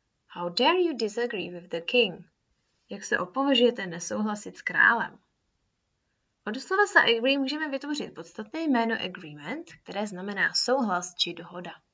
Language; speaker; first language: Czech; native; Czech